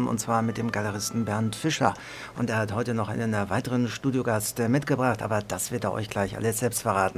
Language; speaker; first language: German; native; German